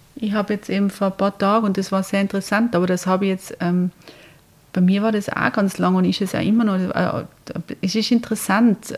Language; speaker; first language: German; native; German